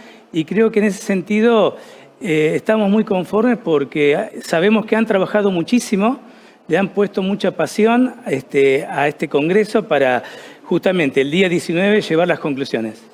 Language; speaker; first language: Spanish; native; Spanish